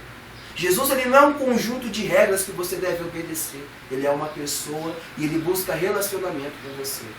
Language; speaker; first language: Portuguese; native; Portuguese